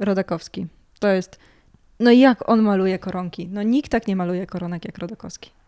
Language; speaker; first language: Polish; native; Polish